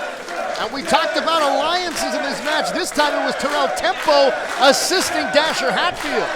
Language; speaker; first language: English; native; English